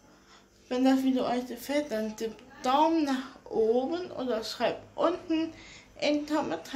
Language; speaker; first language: German; early bilingual, other home language; Turkish